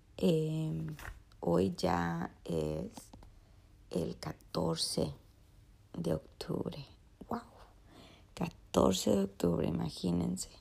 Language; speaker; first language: Spanish; early bilingual, heritage; Spanish